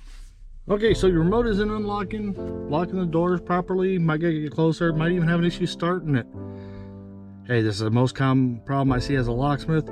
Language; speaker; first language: English; native; English